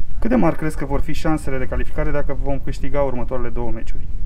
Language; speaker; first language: Romanian; native; Romanian